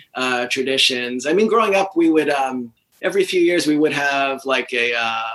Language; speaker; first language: English; native; English